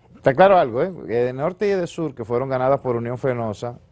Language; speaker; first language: Spanish; native; Spanish